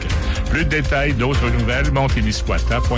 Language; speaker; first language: French; native; French